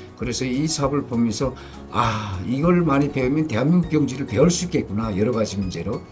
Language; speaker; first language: Korean; native; Korean